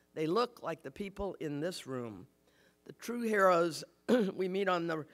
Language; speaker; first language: English; native; English